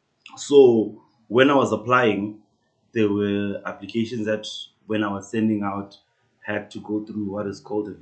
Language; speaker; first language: English; non-native, local second language; Northern Sotho